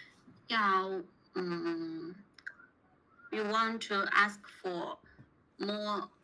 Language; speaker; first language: English; non-native, learner; Chinese